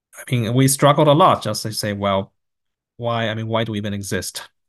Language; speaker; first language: English; non-native, fluent; Chinese